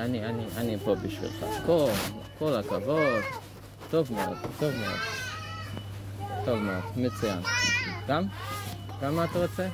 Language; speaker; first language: Hebrew; non-native, learner; Russian